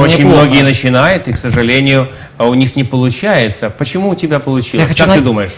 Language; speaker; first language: Russian; native; Russian